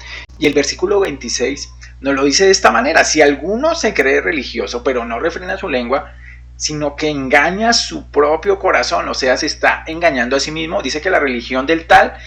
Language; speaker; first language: Spanish; native; Spanish